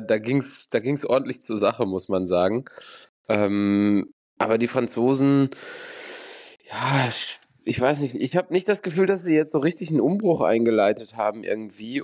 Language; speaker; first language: German; native; German